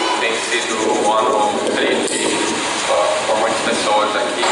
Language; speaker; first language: Portuguese; non-native, fluent; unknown